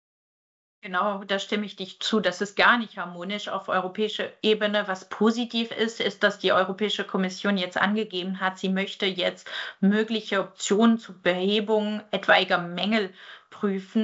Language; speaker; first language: German; native; German